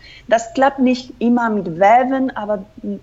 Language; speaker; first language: German; non-native, fluent; Spanish